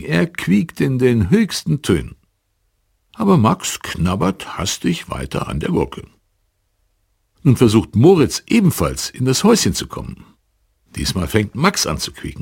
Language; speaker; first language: German; native; German